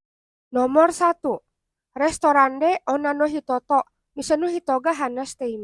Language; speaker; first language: Japanese; non-native, learner; Indonesian